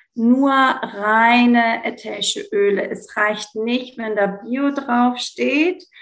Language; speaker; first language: German; early bilingual, heritage; Greek